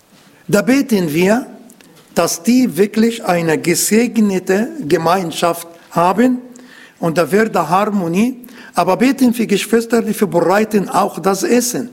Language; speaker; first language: German; non-native, learner; Arabic